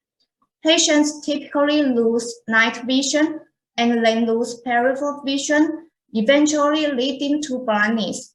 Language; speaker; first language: English; non-native, fluent; Chinese